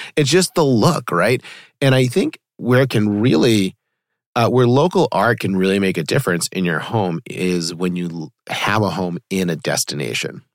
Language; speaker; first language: English; native; English